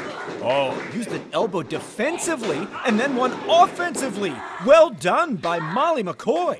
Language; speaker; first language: English; native; English